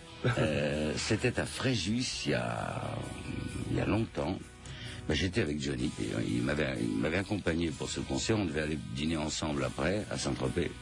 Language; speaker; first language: French; native; French